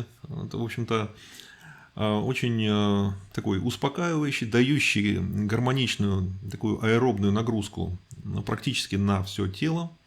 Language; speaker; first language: Russian; native; Russian